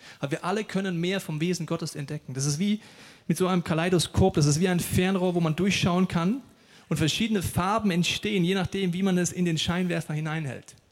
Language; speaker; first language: German; native; German